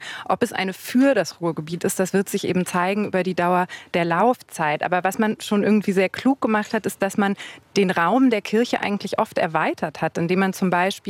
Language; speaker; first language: German; native; German